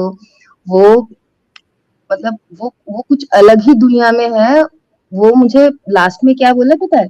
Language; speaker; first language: Hindi; non-native, local second language; Bangla